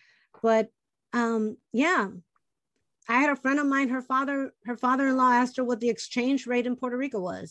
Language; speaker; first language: English; early bilingual, other home language; Spanish